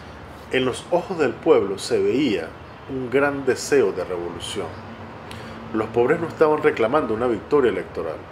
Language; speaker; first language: Spanish; native; Spanish